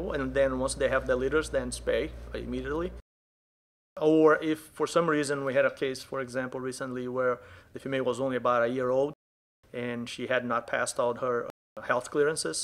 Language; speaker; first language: English; non-native, fluent; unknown